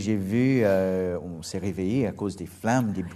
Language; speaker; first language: French; non-native, fluent; English